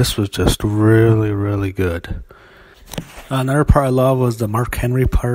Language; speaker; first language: English; native; English